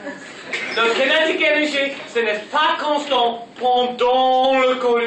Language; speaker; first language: French; non-native, local second language; English